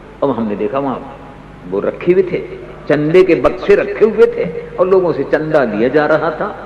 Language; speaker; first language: Urdu; native; Urdu